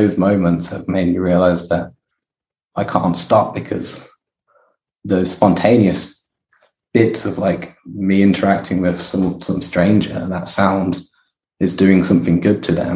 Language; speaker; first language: English; native; English